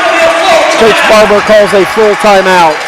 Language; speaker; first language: English; native; English